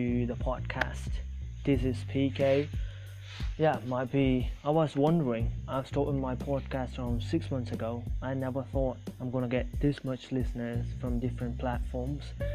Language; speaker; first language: English; non-native, local second language; Tamil